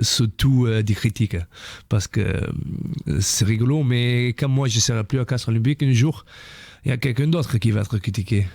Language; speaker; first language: French; non-native, fluent; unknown